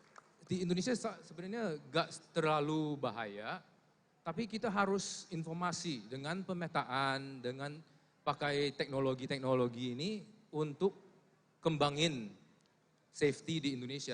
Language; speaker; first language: Indonesian; non-native, fluent; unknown